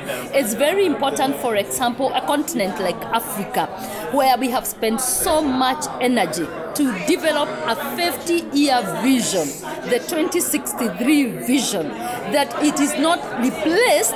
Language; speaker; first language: English; non-native, local second language; Kikuyu